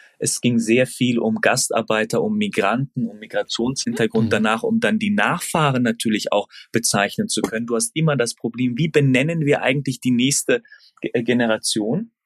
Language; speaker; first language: German; early bilingual, other home language; Turkish